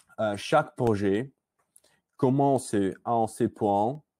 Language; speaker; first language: French; non-native, learner; Russian